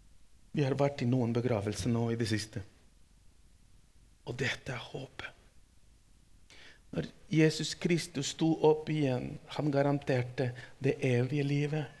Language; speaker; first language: Norwegian; non-native, fluent; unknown